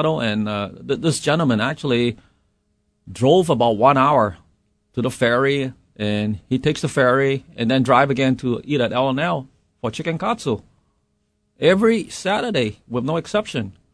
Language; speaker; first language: English; non-native, local second language; Cantonese